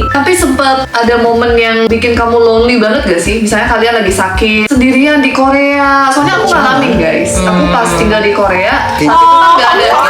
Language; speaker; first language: Indonesian; early bilingual, other home language; Korean